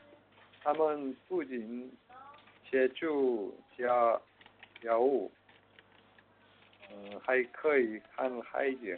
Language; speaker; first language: Chinese; non-native, learner; Korean